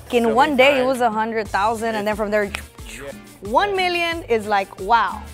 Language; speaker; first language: English; native; English